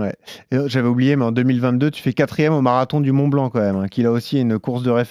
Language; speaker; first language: French; native; French